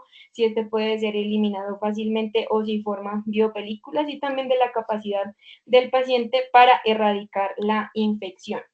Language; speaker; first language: Spanish; native; Spanish